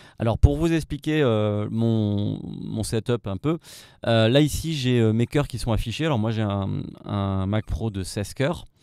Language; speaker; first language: French; native; French